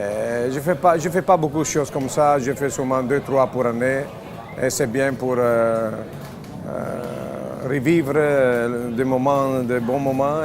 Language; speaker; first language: French; non-native, fluent; Italian